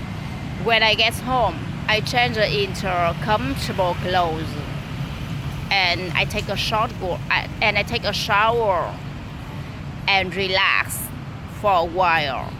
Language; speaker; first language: English; non-native, learner; Vietnamese